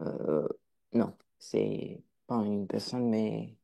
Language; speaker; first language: French; non-native, learner; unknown